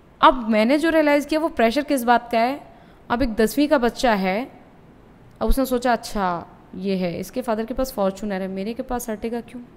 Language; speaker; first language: Hindi; native; Hindi